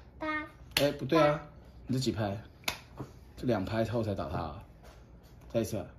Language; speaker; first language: Chinese; native; Chinese